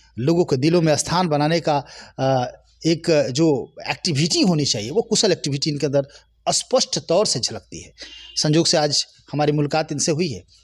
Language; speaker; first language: Hindi; native; Hindi